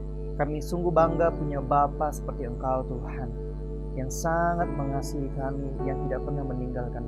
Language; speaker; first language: Indonesian; native; Indonesian